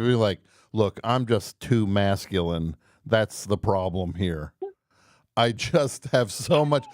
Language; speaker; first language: English; native; English